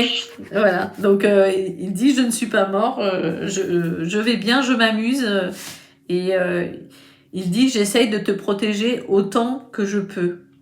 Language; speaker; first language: French; native; French